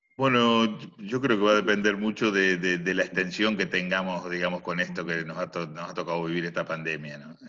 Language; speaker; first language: Spanish; native; Spanish